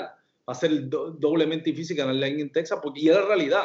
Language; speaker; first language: Spanish; native; Spanish